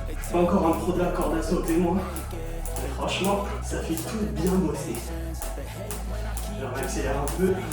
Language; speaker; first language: French; native; French